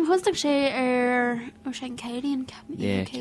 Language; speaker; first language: Irish; non-native, local second language; English